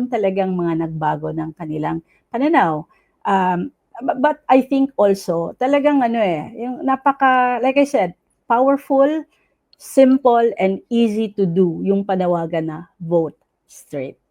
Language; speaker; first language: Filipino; non-native, local second language; Cebuano